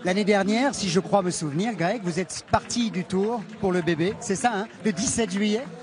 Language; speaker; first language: French; native; French